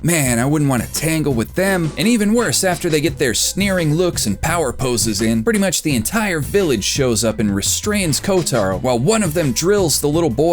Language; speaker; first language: English; native; English